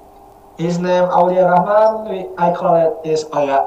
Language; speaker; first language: English; non-native, learner; Indonesian